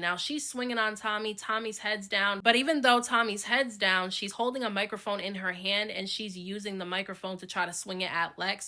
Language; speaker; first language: English; native; English